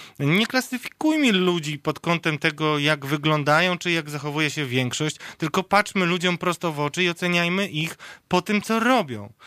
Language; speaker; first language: Polish; native; Polish